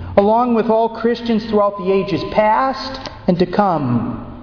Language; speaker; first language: English; native; English